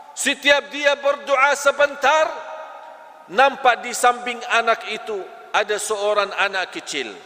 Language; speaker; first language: Malay; non-native, fluent; Arabic